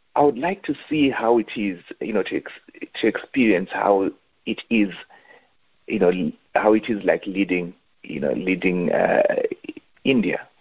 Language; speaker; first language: English; non-native, local second language; Shona